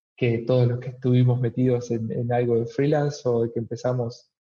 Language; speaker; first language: Spanish; native; Spanish